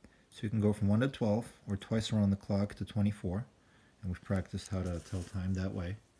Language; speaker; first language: English; native; English